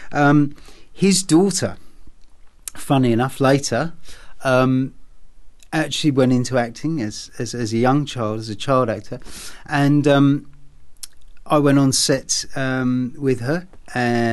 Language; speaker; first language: English; native; English